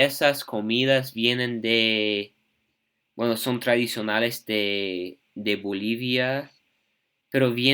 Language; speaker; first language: Spanish; non-native, fluent; English